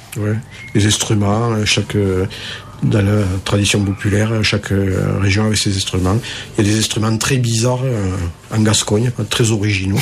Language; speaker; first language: French; native; French